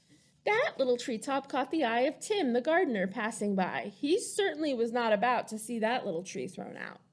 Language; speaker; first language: English; native; English